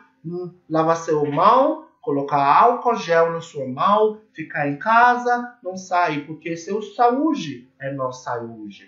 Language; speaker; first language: Portuguese; non-native, learner; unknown